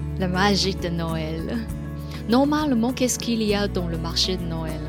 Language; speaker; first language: French; non-native, fluent; Chinese